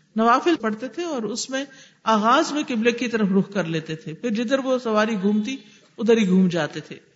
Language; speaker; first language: Urdu; native; Urdu